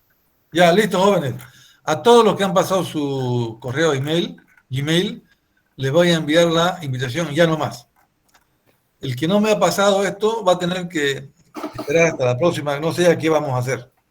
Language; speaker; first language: Spanish; native; Spanish